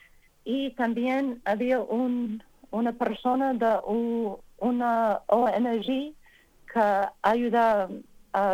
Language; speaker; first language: Spanish; non-native, learner; English